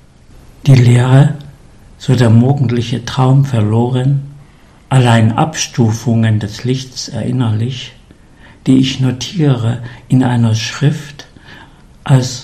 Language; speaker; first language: German; native; German